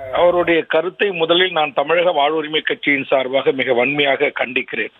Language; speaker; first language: Tamil; native; Tamil